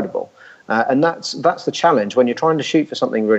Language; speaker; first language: English; native; English